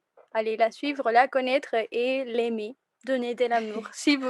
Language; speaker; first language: French; non-native, fluent; Spanish